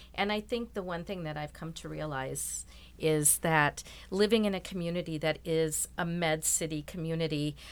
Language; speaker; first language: English; native; English